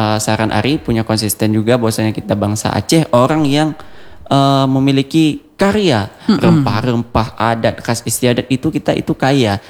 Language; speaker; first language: Indonesian; non-native, local second language; Achinese